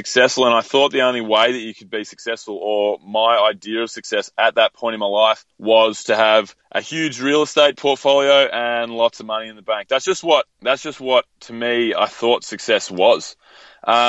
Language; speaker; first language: English; native; English